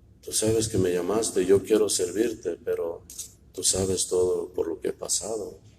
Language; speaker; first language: Spanish; native; Spanish